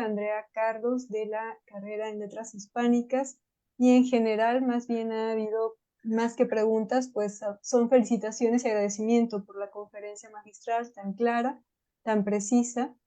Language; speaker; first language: Spanish; native; Spanish